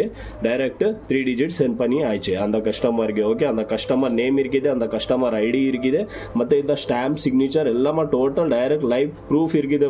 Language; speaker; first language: Tamil; non-native, learner; Kannada